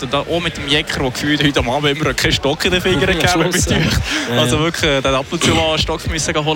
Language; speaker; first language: German; native; German